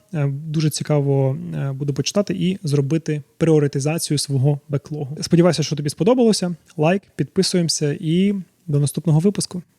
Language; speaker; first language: Ukrainian; non-native, local second language; Russian